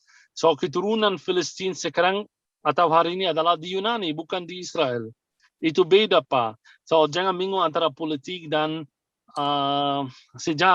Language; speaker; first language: Indonesian; non-native, fluent; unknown